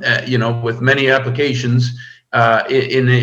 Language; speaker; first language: English; native; English